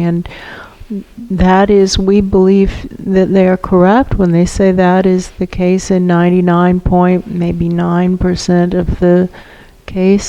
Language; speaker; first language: English; native; English